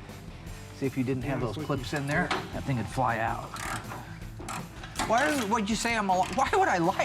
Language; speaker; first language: English; native; English